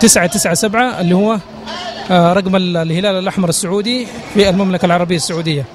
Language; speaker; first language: Arabic; native; Arabic